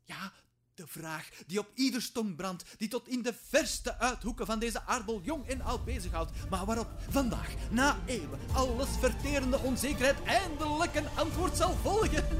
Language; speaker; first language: Dutch; native; Dutch